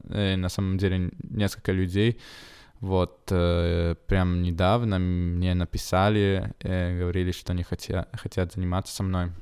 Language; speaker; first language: Russian; non-native, fluent; Italian